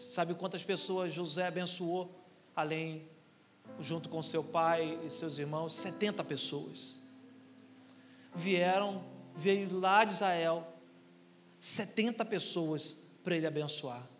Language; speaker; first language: Portuguese; native; Portuguese